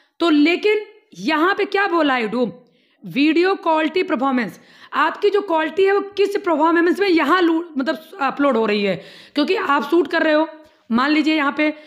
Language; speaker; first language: Hindi; native; Hindi